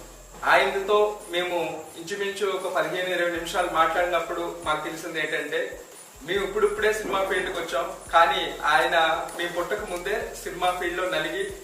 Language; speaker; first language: Telugu; native; Telugu